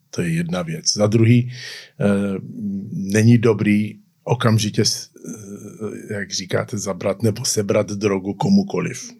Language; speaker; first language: Czech; early bilingual, heritage; Czech